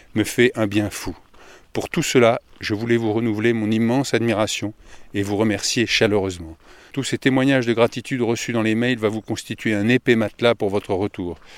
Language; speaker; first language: French; native; French